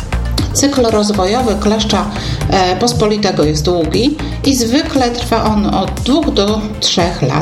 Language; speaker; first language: Polish; native; Polish